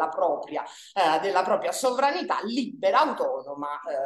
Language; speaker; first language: Italian; native; Italian